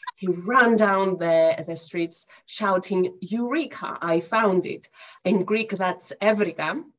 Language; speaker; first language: English; non-native, fluent; Greek